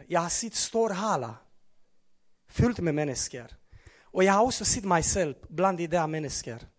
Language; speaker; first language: Norwegian; non-native, fluent; Romanian